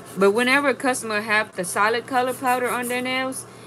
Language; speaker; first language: English; non-native, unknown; Vietnamese